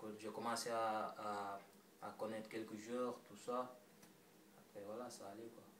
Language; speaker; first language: French; non-native, local second language; Wolof